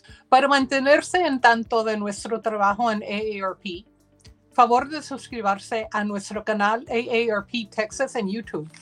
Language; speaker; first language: Spanish; early bilingual, heritage; Spanish